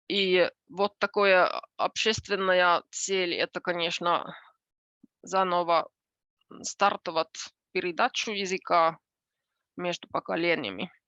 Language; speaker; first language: Russian; non-native, fluent; Finnish